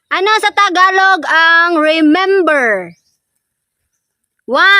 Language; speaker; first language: Filipino; non-native, local second language; Cebuano